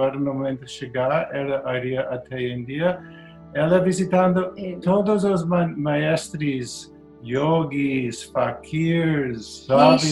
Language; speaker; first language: Portuguese; non-native, learner; English